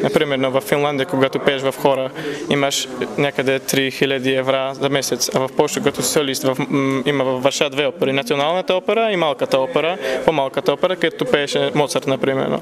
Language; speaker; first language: Bulgarian; early bilingual, heritage; Polish